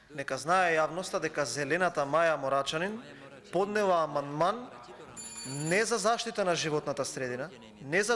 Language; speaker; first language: Macedonian; native; Macedonian